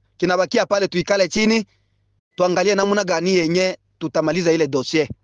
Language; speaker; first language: Swahili; non-native, local second language; Bembe